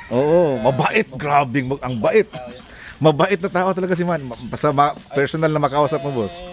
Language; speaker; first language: Filipino; non-native, local second language; Cebuano